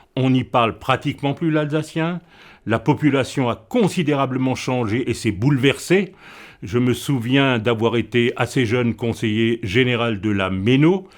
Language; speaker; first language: French; non-native, local second language; Swiss German